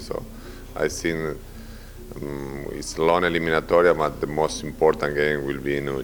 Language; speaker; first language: English; non-native, learner; Spanish